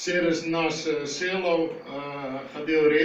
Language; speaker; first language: Russian; non-native, learner; Dutch